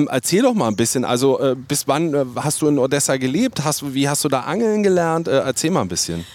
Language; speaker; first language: German; native; German